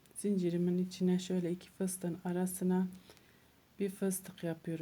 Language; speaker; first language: Turkish; native; Turkish